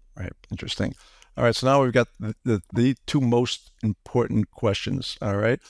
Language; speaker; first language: English; native; English